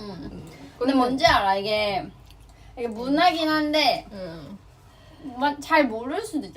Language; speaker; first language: Korean; non-native, fluent; Thai